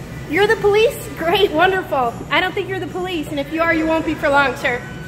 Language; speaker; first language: English; early bilingual, other home language; Spanish